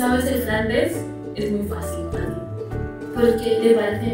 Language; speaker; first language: Spanish; early bilingual, other home language; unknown